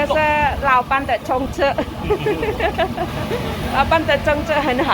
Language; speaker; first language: Chinese; non-native, learner; Indonesian